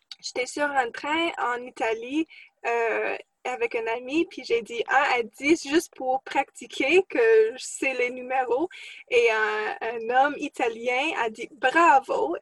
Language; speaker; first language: French; non-native, fluent; English